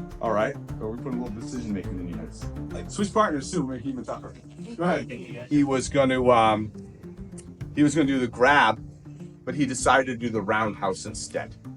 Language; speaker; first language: English; native; English